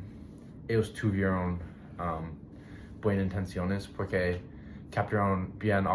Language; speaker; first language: Spanish; non-native, learner; English